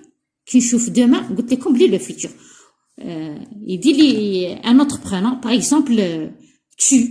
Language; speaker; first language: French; non-native, local second language; Arabic